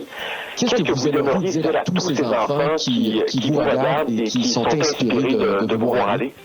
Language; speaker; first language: French; native; French